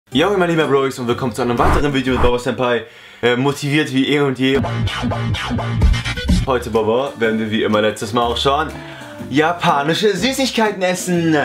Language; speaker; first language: German; native; German